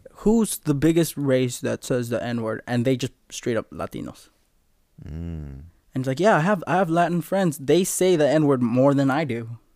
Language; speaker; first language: English; early bilingual, other home language; Spanish